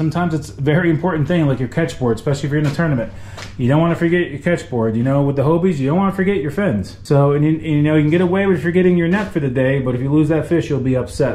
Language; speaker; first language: English; native; English